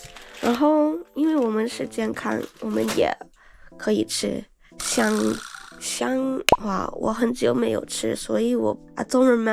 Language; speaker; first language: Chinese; non-native, learner; English